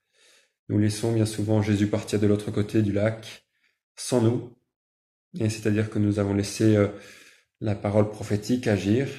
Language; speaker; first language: French; native; French